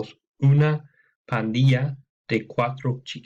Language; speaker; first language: Spanish; non-native, fluent; English